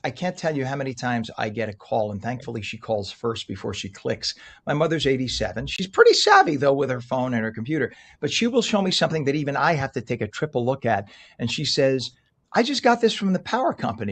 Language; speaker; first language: English; native; English